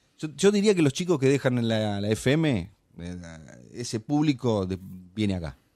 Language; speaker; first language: Spanish; native; Spanish